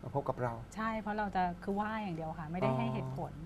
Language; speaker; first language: Thai; native; Thai